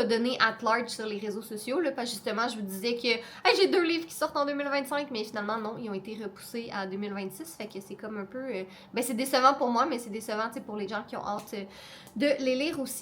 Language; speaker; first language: French; native; French